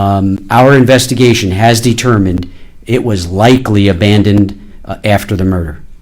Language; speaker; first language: English; native; English